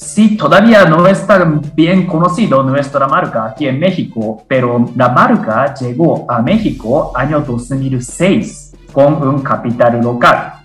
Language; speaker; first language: Spanish; non-native, fluent; Japanese